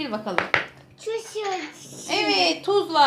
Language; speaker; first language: Turkish; native; Turkish